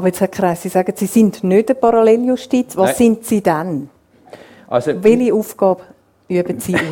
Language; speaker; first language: German; native; German